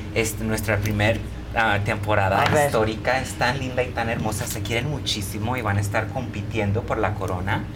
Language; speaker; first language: Spanish; early bilingual, heritage; Spanish